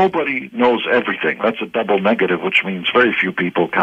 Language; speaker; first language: English; non-native, fluent; Hebrew